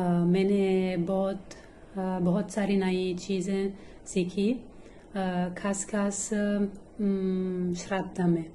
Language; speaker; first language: Hindi; non-native, learner; Italian